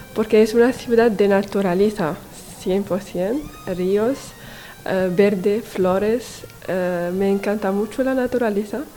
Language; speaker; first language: Spanish; non-native, learner; Arabic